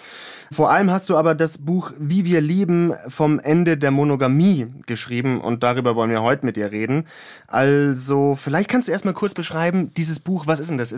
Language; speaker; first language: German; native; German